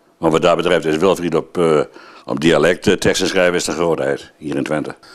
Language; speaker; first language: Dutch; native; Dutch